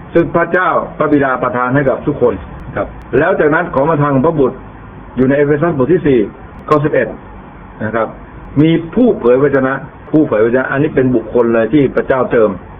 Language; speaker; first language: Thai; native; Thai